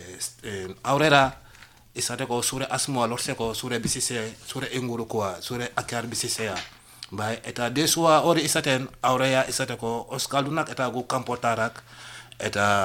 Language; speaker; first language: Basque; non-native, learner; Wolof